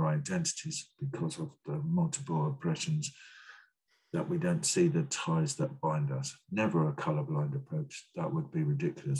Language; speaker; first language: English; native; English